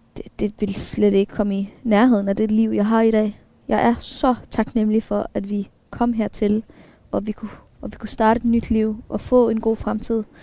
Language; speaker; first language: Danish; early bilingual, other home language; Arabic